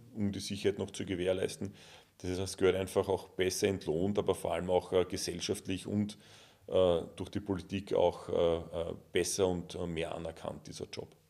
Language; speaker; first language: German; native; German